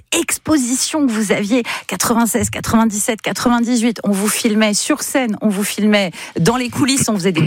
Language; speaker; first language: French; native; French